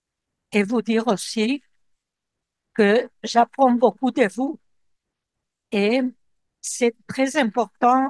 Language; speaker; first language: French; non-native, fluent; Spanish